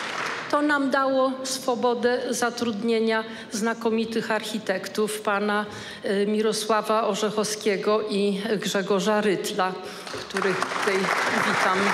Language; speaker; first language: Polish; native; Polish